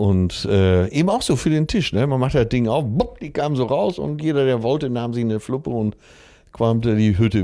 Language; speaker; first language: German; native; German